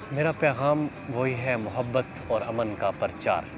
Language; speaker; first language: Urdu; non-native, local second language; Saraiki